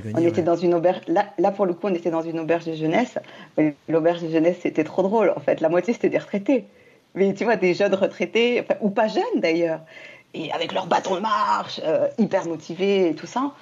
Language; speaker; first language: French; native; French